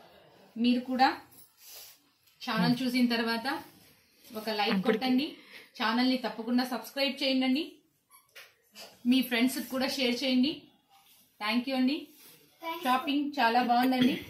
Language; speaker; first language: Telugu; native; Telugu